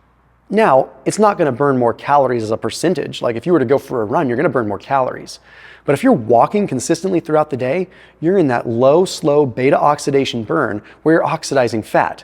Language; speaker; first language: English; native; English